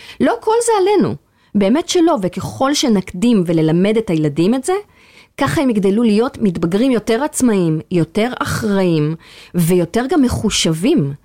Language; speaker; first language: Hebrew; native; Hebrew